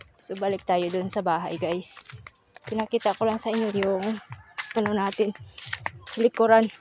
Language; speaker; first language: Filipino; non-native, local second language; Hiligaynon